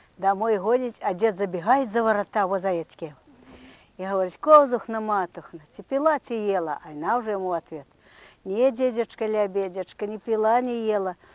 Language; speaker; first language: Ukrainian; native; Ukrainian